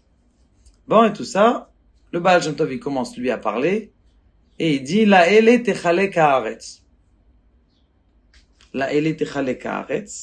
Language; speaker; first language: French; native; French